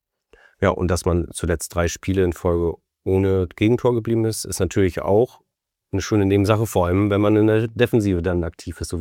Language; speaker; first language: German; native; German